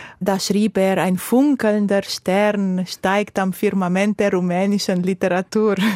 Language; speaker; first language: German; non-native, fluent; Romanian